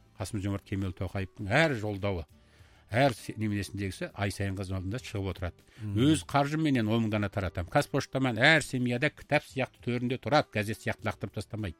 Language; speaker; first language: Kazakh; early bilingual, heritage; Kazakh